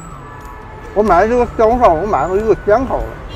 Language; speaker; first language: Chinese; native; Chinese